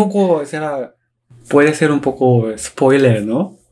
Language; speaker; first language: Spanish; non-native, learner; Korean